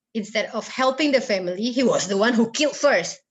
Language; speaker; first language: English; non-native, learner; Indonesian